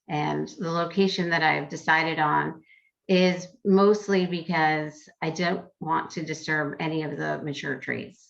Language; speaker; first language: English; native; English